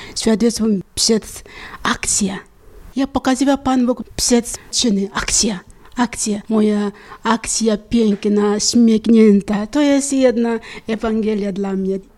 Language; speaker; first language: Polish; non-native, learner; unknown